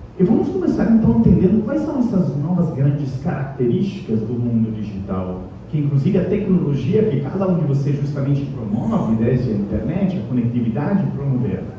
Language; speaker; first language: Portuguese; non-native, fluent; Italian